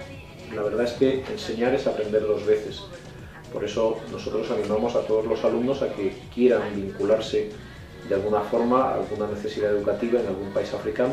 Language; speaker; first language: Spanish; native; Spanish